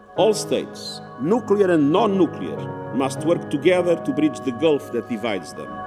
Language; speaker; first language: English; non-native, fluent; Portuguese